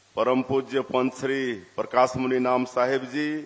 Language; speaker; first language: Hindi; native; Hindi